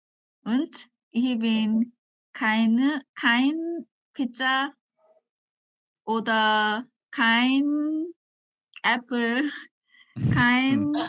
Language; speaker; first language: German; non-native, learner; Korean